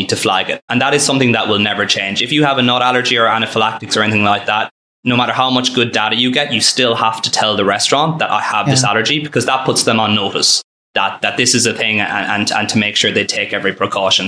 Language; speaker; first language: English; native; English